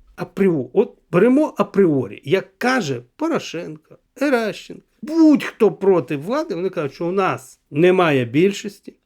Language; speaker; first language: Ukrainian; non-native, local second language; Russian